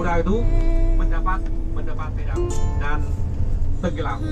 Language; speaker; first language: Indonesian; non-native, learner; Vietnamese